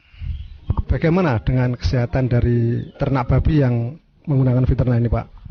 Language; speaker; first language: Indonesian; native; Indonesian